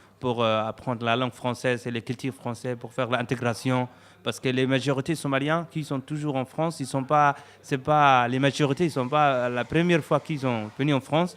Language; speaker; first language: French; non-native, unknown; Somali